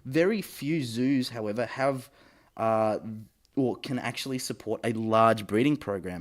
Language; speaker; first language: English; native; English